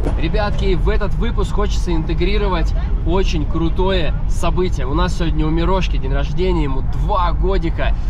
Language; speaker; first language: Russian; native; Russian